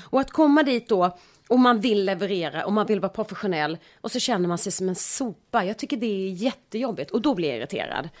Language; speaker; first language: Swedish; native; Swedish